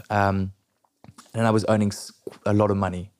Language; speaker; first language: English; non-native, local second language; French